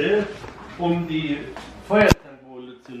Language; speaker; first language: German; native; German